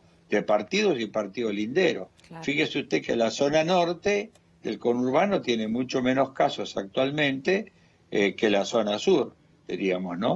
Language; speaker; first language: Spanish; native; Spanish